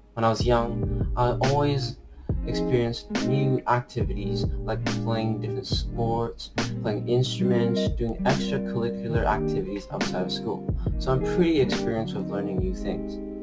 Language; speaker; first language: English; native; English